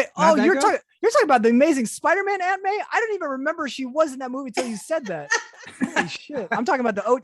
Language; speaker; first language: English; native; English